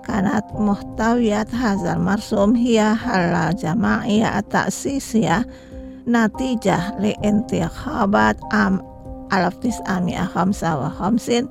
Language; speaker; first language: Arabic; non-native, fluent; Indonesian